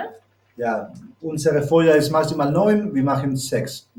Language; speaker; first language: German; non-native, learner; Spanish